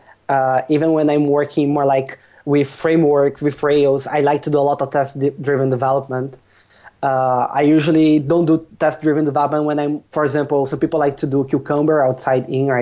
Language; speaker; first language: English; non-native, fluent; Portuguese